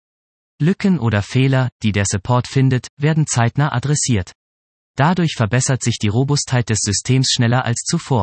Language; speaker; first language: German; native; German